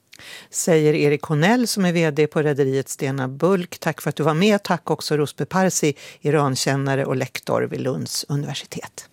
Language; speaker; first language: Swedish; native; Swedish